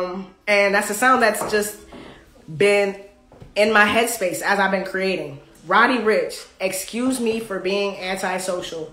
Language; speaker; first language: English; native; English